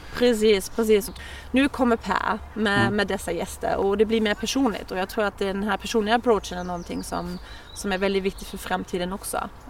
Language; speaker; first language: Swedish; non-native, fluent; German